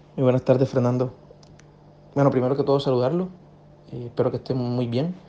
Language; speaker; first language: Spanish; native; Spanish